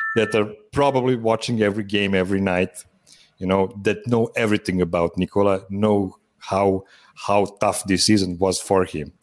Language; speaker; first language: English; non-native, fluent; Serbian